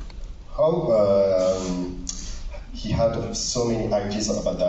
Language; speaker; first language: English; non-native, learner; French